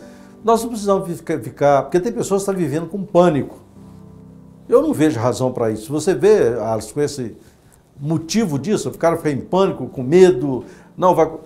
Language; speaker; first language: Portuguese; native; Portuguese